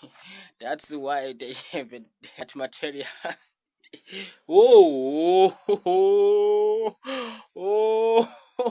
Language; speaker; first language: English; non-native, learner; Rundi